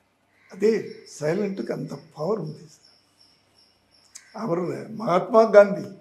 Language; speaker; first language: Telugu; non-native, learner; Tamil